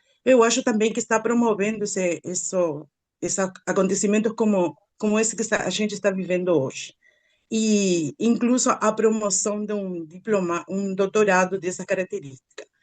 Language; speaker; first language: Portuguese; non-native, learner; Spanish